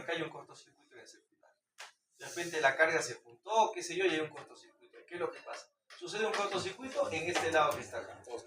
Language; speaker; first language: Spanish; native; Spanish